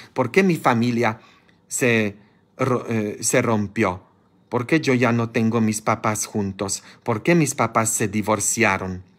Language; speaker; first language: Spanish; non-native, fluent; Polish